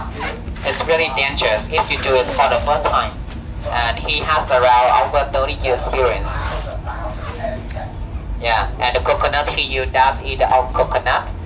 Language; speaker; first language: English; non-native, learner; Vietnamese